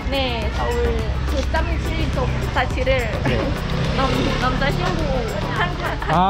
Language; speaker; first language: Korean; non-native, learner; Thai